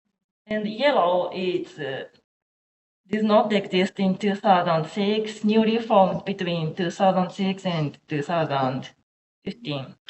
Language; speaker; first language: English; non-native, learner; Japanese